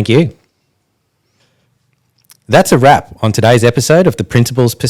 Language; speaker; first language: English; native; English